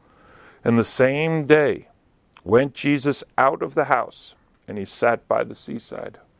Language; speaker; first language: English; native; English